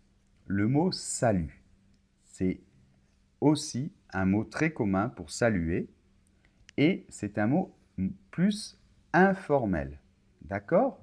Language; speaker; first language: French; native; French